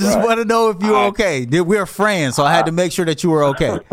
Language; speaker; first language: English; native; English